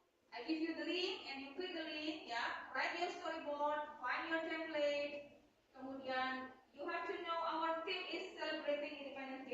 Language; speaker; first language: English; non-native, learner; Indonesian